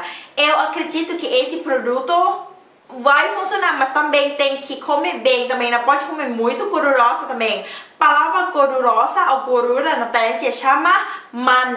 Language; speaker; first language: Portuguese; non-native, learner; Thai